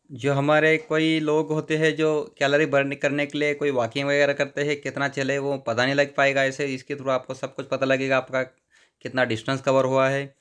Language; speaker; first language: Hindi; non-native, local second language; Marathi